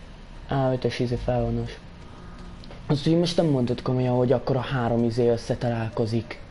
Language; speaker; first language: Hungarian; native; Hungarian